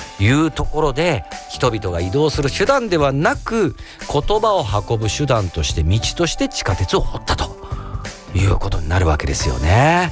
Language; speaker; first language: Japanese; native; Japanese